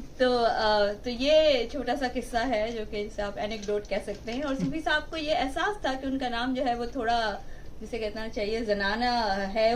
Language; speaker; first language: Urdu; native; Urdu